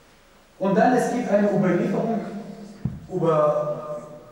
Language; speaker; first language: German; non-native, fluent; Persian